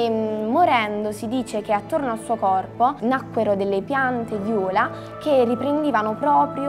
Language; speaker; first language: Italian; native; Italian